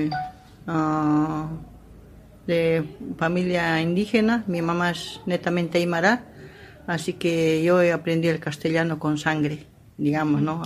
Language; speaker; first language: Spanish; non-native, local second language; Aymara